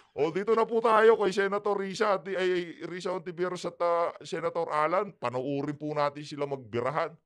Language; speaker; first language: Filipino; native; Filipino